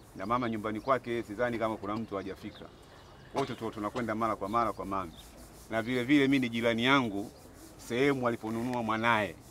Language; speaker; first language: Swahili; native; Swahili